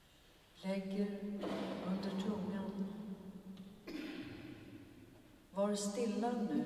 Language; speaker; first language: Swedish; native; Swedish